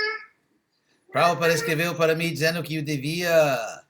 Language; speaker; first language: Portuguese; non-native, fluent; English